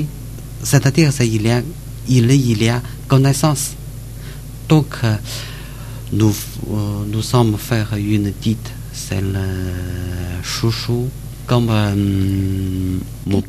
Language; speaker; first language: French; non-native, learner; Chinese